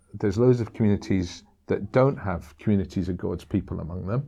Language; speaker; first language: English; native; English